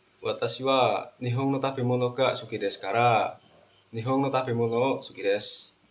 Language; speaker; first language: Japanese; non-native, learner; Indonesian